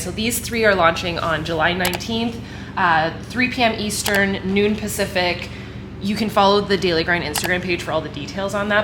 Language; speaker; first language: English; native; English